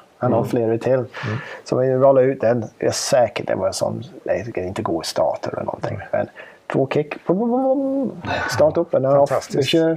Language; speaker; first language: Swedish; non-native, fluent; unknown